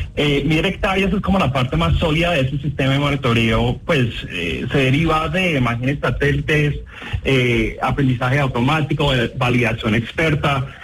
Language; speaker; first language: Spanish; non-native, fluent; English